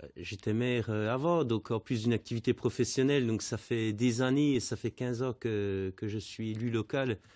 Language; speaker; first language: French; native; French